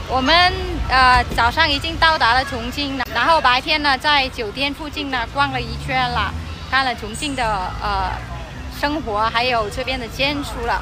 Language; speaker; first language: Chinese; non-native, fluent; Vietnamese